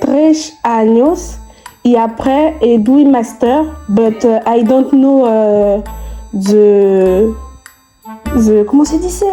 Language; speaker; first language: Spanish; non-native, learner; French